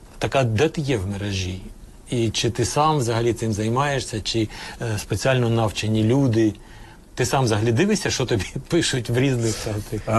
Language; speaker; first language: Ukrainian; native; Ukrainian